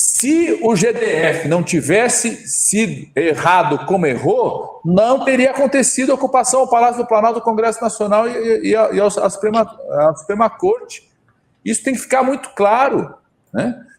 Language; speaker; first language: Portuguese; native; Portuguese